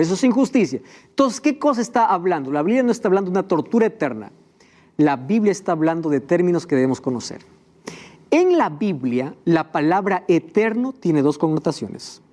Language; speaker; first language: Spanish; native; Spanish